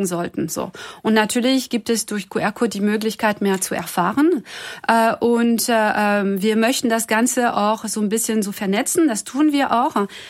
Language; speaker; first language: German; non-native, fluent; French